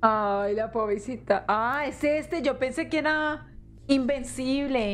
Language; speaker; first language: Spanish; native; Spanish